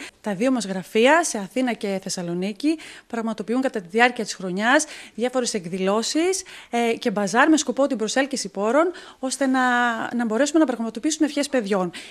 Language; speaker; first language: Greek; native; Greek